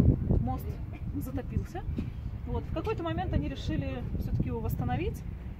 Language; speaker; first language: Russian; native; Russian